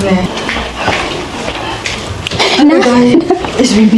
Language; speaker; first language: German; non-native, learner; Cebuano